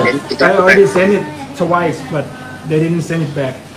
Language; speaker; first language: English; non-native, learner; Thai